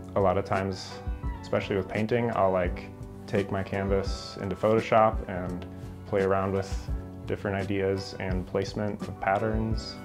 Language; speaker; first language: English; native; English